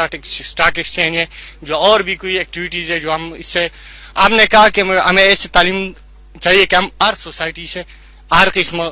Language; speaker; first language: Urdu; non-native, local second language; Pashto